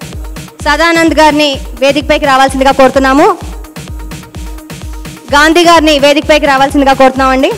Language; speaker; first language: Telugu; native; Telugu